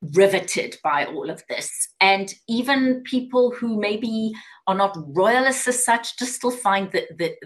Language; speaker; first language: English; native; English